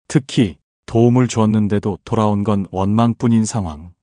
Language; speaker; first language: Korean; native; Korean